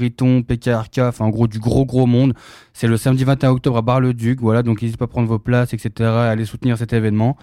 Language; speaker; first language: French; native; French